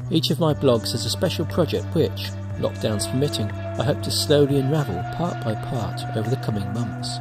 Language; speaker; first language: English; native; English